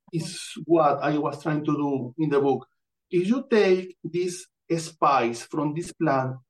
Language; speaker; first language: English; non-native, fluent; Spanish